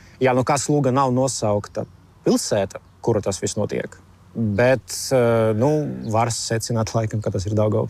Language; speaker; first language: Latvian; non-native, local second language; Russian